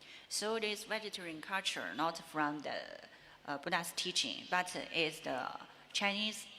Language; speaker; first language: English; non-native, learner; Chinese